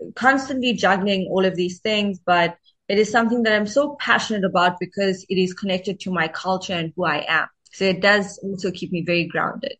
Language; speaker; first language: English; native; English